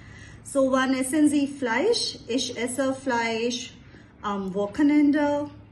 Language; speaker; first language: German; non-native, fluent; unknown